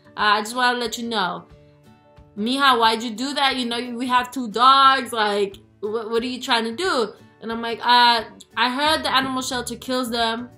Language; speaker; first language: English; early bilingual, other home language; Spanish